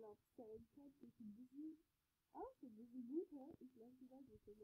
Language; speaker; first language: German; native; German